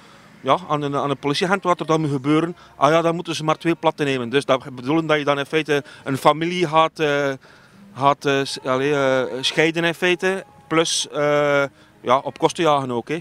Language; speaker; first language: Dutch; native; Dutch